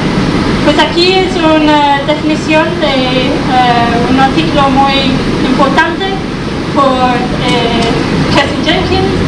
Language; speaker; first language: Spanish; non-native, fluent; English